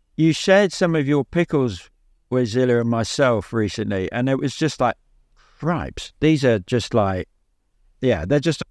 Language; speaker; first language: English; native; English